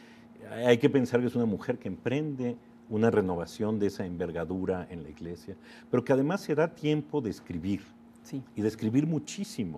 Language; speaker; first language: Spanish; native; Spanish